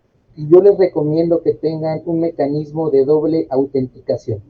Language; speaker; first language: Spanish; native; Spanish